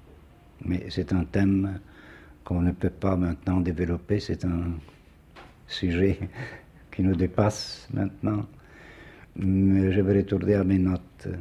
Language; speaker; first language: French; non-native, fluent; Polish